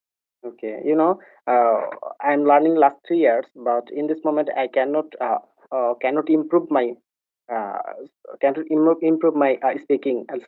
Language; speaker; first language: English; non-native, learner; Bangla